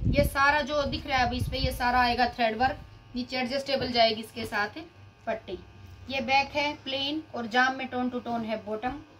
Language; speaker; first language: Hindi; native; Hindi